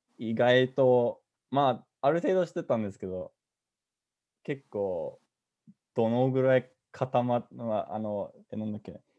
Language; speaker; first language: Japanese; non-native, fluent; English